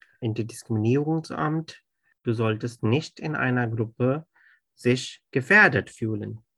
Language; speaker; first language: German; non-native, fluent; Urdu